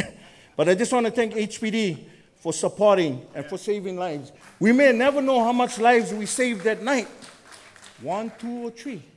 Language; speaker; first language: English; native; English